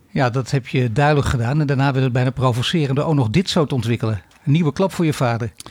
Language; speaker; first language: Dutch; native; Dutch